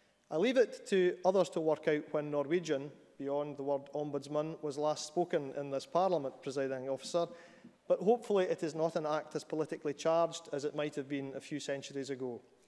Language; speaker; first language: English; native; English